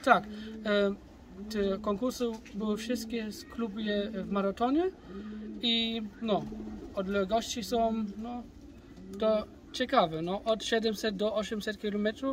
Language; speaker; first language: Polish; early bilingual, heritage; German